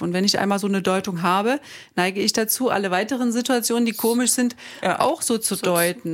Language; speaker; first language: German; native; German